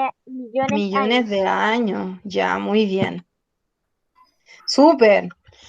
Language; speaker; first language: Spanish; native; Spanish